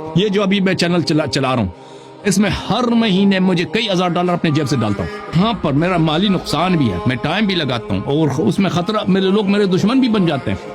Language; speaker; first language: Urdu; non-native, fluent; Persian